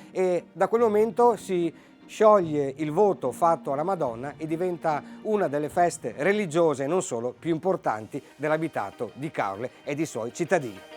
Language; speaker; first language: Italian; native; Italian